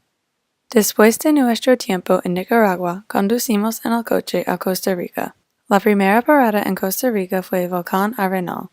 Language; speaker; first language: Spanish; non-native, fluent; English